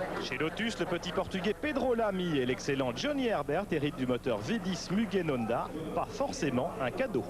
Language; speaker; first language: French; native; French